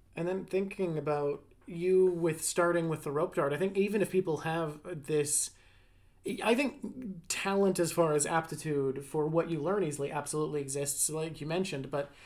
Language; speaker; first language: English; native; English